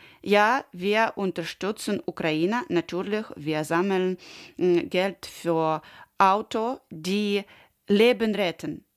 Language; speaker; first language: German; non-native, learner; Ukrainian